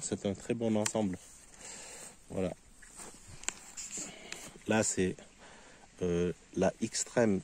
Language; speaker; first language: French; native; French